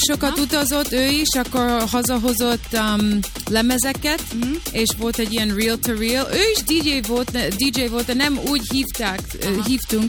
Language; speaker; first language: Hungarian; early bilingual, heritage; Hungarian